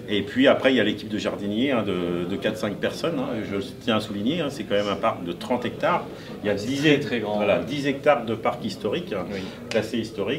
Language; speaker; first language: French; native; French